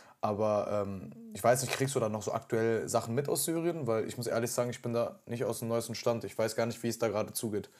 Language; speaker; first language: German; early bilingual, other home language; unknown